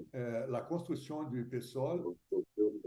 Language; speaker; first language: French; non-native, fluent; Portuguese